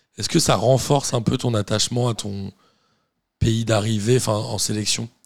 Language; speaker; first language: French; native; French